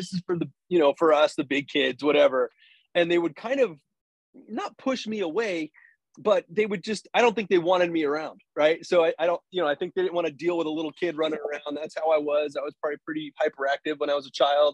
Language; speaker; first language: English; native; English